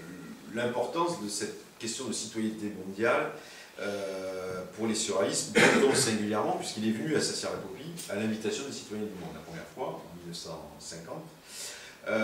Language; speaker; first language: French; native; French